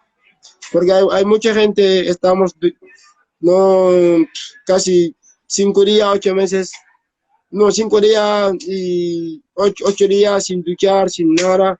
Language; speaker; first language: Spanish; non-native, learner; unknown